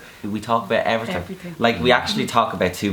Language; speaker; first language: English; native; English